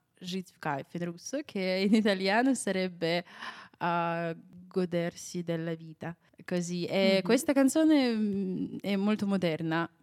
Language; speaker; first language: Italian; non-native, fluent; Belarusian